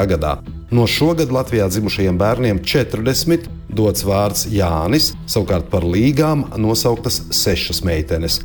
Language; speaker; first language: Latvian; non-native, local second language; Russian